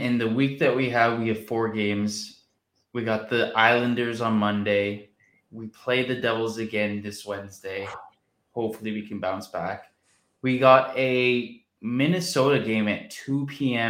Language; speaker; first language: English; native; English